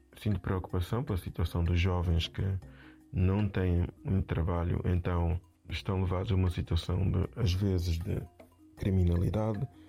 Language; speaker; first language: Portuguese; native; Portuguese